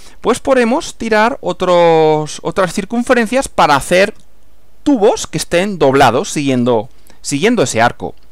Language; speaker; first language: Spanish; native; Spanish